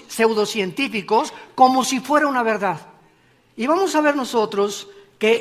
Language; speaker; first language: Spanish; native; Spanish